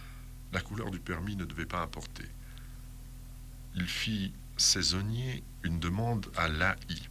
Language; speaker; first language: French; native; French